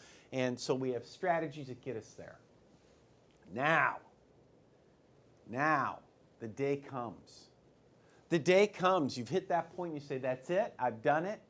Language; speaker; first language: English; native; English